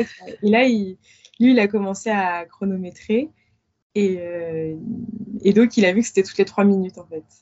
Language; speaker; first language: French; native; French